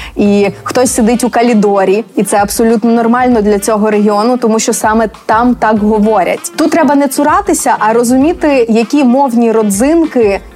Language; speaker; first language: Ukrainian; native; Ukrainian